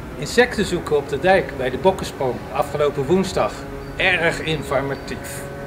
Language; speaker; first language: Dutch; native; Dutch